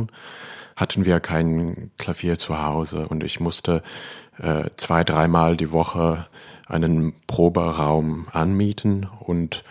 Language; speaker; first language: German; non-native, fluent; Cantonese